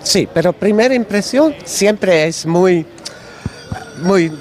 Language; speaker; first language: Spanish; non-native, learner; Dutch